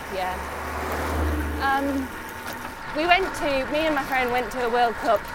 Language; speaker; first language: English; native; English